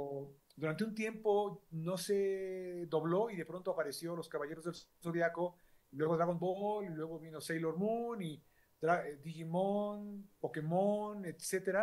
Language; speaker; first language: Spanish; native; Spanish